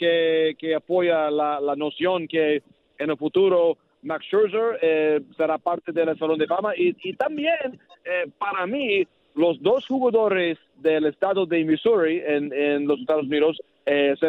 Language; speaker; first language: Spanish; non-native, learner; English